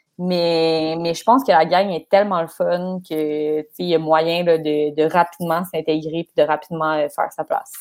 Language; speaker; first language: French; native; French